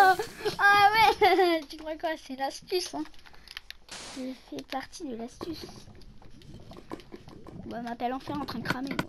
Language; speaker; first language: French; native; French